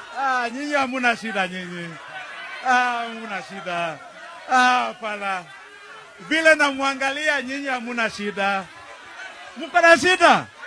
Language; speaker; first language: Swahili; non-native, local second language; Kikuyu